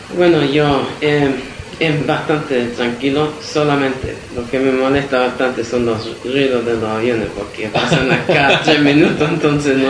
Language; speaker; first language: Spanish; early bilingual, heritage; Spanish